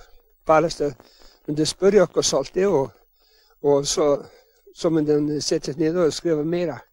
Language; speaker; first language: Icelandic; early bilingual, heritage; English